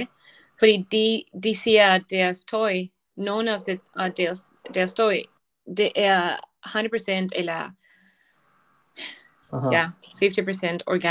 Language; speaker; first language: Danish; non-native, learner; Spanish